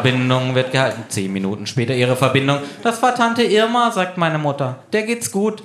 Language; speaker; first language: German; native; German